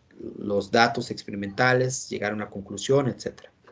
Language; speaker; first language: Spanish; native; Spanish